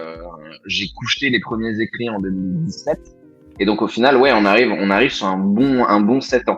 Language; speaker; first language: French; native; French